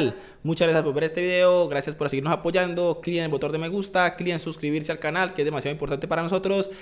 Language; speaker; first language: Spanish; native; Spanish